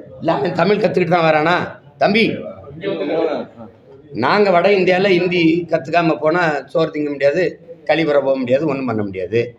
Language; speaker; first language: Tamil; native; Tamil